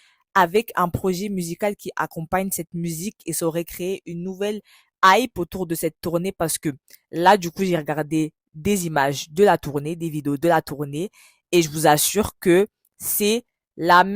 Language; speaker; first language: French; native; French